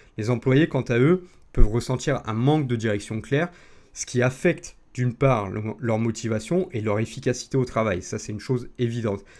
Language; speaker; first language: French; native; French